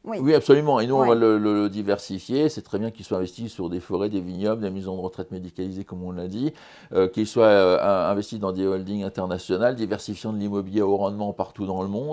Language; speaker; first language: French; native; French